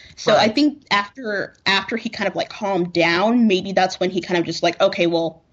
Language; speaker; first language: English; native; English